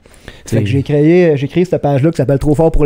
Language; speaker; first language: French; native; French